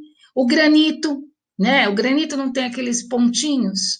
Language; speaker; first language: Portuguese; native; Portuguese